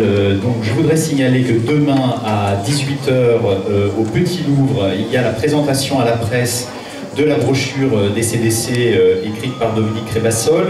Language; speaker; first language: French; native; French